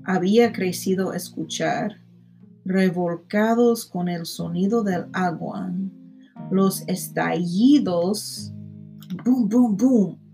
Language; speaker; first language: Spanish; non-native, fluent; English